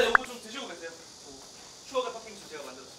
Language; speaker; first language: Korean; native; Korean